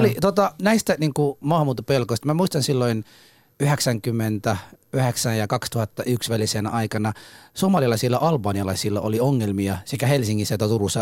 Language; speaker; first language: Finnish; early bilingual, other home language; Somali